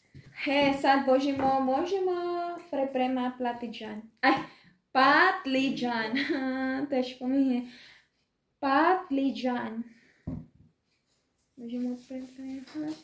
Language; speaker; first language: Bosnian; non-native, learner; Filipino